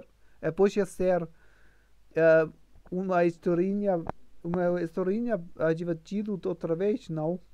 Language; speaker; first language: Portuguese; non-native, learner; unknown